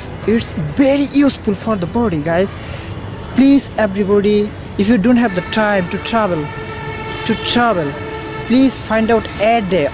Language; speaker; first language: English; non-native, learner; Bangla